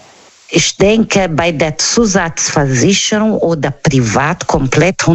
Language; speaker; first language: German; non-native, learner; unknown